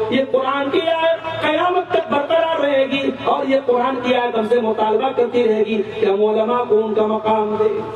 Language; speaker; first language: Urdu; native; Urdu